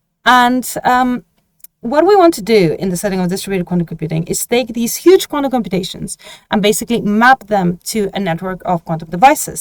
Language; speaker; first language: English; non-native, fluent; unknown